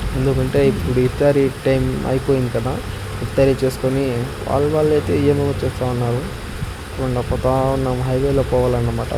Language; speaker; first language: Telugu; non-native, local second language; Urdu